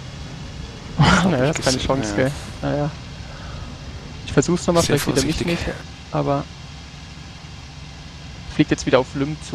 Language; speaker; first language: German; native; German